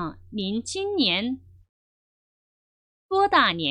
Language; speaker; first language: Chinese; non-native, fluent; Korean